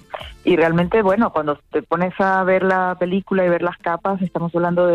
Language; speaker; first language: Spanish; native; Spanish